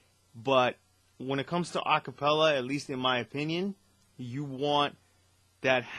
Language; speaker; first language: English; native; English